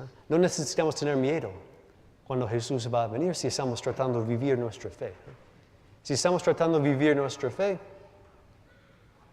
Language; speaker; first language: Spanish; non-native, learner; English